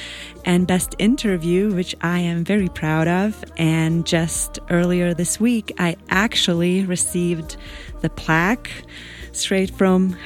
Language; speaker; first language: English; non-native, fluent; Latvian